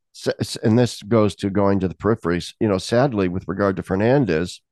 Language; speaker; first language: English; native; English